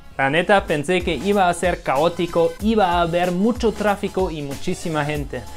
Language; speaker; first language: Spanish; non-native, fluent; German